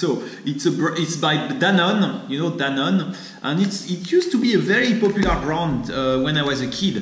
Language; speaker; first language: English; non-native, fluent; French